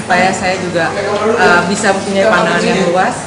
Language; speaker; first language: Indonesian; native; Indonesian